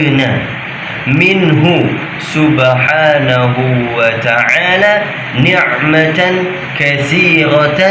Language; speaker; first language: Arabic; non-native, fluent; Indonesian